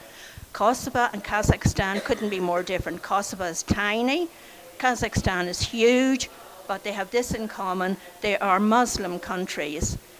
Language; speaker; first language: English; native; English